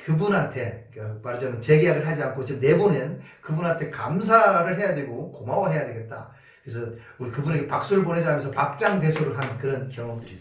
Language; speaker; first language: Korean; native; Korean